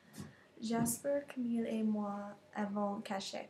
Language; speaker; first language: French; non-native, learner; English